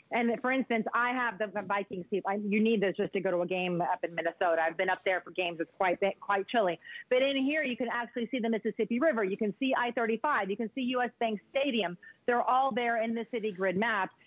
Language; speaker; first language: English; native; English